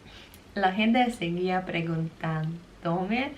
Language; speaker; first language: Spanish; non-native, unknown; English